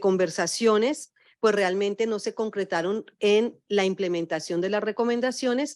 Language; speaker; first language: Spanish; native; Spanish